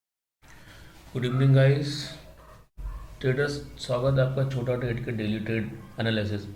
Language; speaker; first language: Hindi; native; Hindi